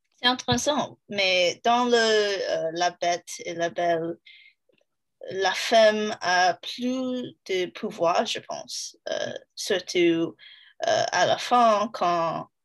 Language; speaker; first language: French; non-native, learner; English